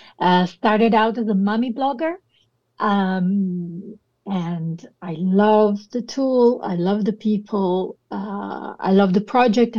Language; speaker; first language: English; non-native, fluent; Italian